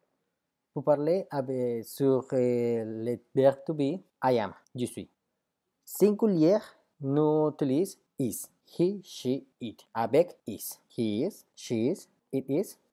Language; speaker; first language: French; non-native, fluent; Spanish